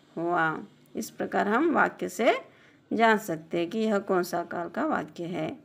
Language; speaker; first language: Hindi; non-native, local second language; Telugu